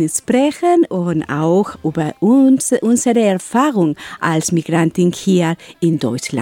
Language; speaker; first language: German; non-native, learner; Spanish